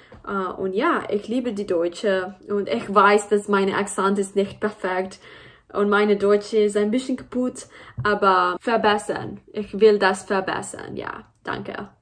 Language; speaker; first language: German; non-native, learner; Spanish